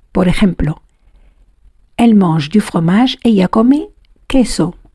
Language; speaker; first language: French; non-native, fluent; Spanish